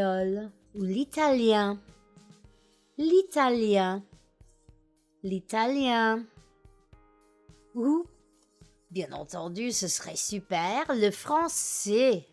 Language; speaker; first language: French; non-native, fluent; English